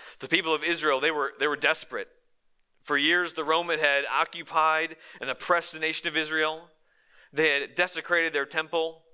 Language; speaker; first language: English; native; English